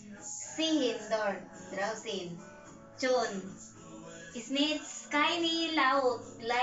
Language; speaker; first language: German; non-native, learner; Cebuano